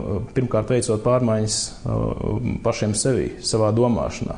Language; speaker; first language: Latvian; native; Latvian